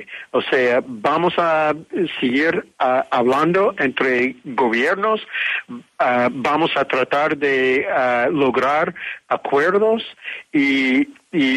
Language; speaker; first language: Spanish; non-native, fluent; English